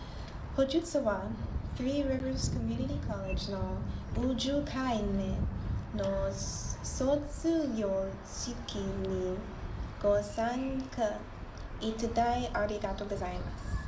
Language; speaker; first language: Japanese; non-native, learner; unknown